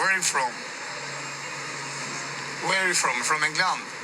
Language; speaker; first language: English; non-native, learner; Albanian